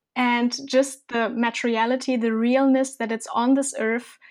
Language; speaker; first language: English; non-native, fluent; German